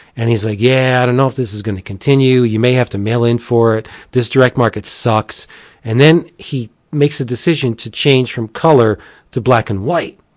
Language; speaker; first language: English; native; English